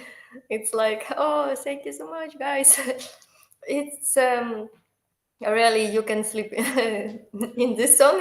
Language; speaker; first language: English; non-native, learner; Ukrainian